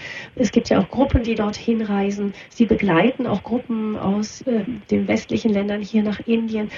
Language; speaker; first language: German; native; German